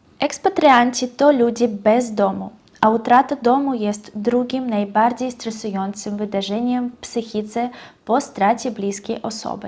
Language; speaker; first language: Polish; non-native, fluent; Russian